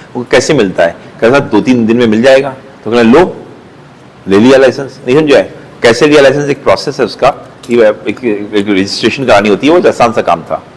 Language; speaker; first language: Urdu; native; Urdu